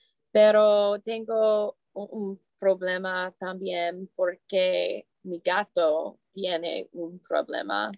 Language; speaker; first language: Spanish; non-native, learner; English